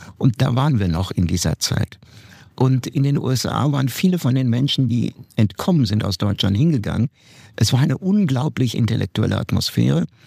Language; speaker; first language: German; non-native, fluent; Turkish